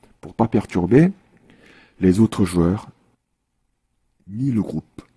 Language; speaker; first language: French; non-native, fluent; Korean